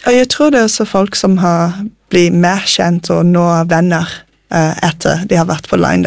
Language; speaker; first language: Norwegian; non-native, fluent; English